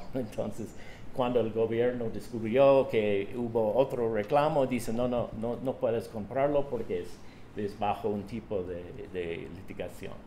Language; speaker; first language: Spanish; non-native, fluent; English